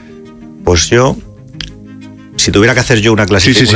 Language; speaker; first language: Spanish; native; Spanish